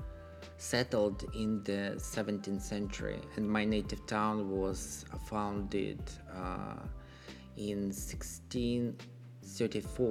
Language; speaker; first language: English; non-native, learner; Russian